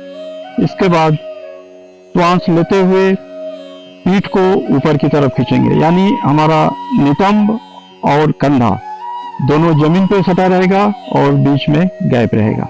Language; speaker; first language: Hindi; native; Hindi